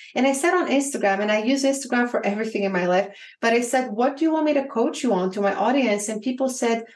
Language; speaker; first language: English; non-native, fluent; Bulgarian